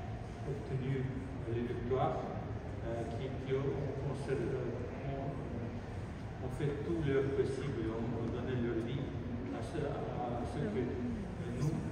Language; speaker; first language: French; non-native, fluent; Russian